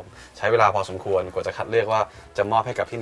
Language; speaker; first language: Thai; native; Thai